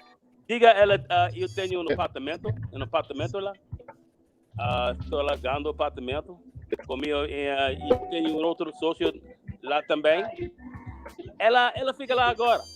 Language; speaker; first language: Portuguese; non-native, learner; English